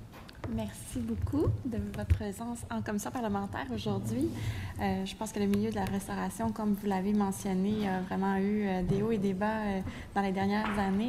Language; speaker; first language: French; native; French